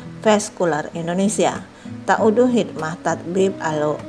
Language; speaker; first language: Arabic; non-native, fluent; Indonesian